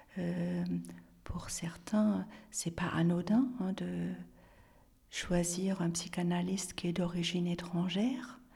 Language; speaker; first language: French; non-native, fluent; German